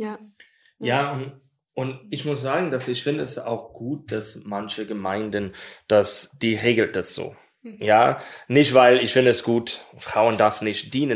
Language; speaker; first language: German; non-native, learner; English